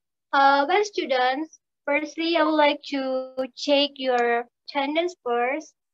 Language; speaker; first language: English; non-native, learner; Indonesian